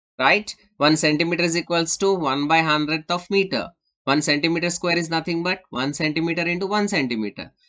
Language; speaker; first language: English; non-native, local second language; Urdu